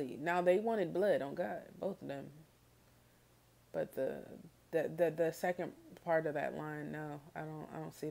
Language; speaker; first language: English; native; English